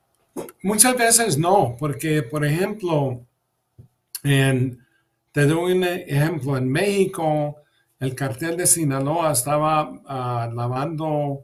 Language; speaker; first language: Spanish; early bilingual, heritage; English